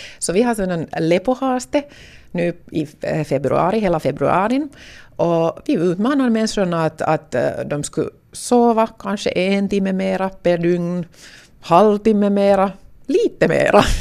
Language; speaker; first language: Swedish; non-native, local second language; Finnish